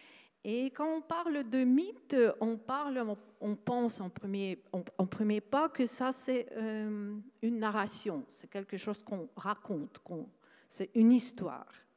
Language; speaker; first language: French; non-native, fluent; Ukrainian